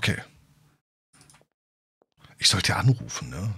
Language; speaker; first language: German; native; German